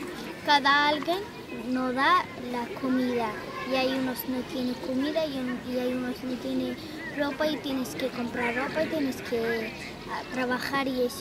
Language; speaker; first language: Spanish; non-native, learner; Arabic